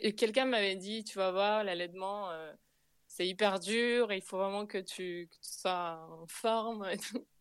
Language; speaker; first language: French; non-native, fluent; Spanish